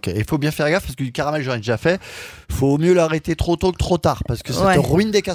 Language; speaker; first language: French; native; French